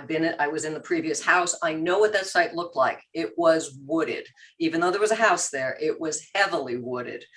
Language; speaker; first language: English; native; English